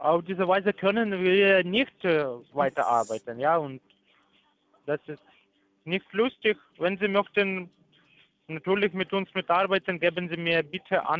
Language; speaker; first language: German; non-native, learner; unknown